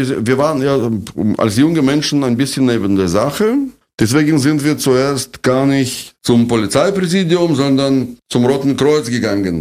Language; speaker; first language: German; non-native, fluent; Russian